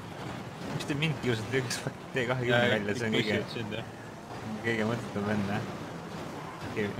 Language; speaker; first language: Estonian; native; Estonian